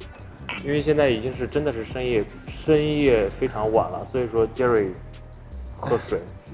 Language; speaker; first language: Chinese; native; Chinese